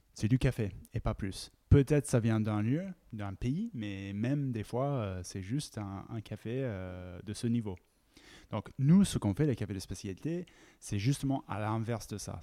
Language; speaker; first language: French; non-native, fluent; English